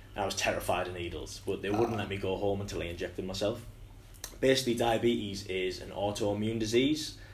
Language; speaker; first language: English; native; English